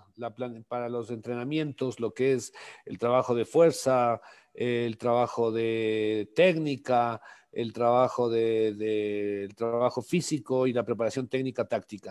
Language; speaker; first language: Spanish; native; Spanish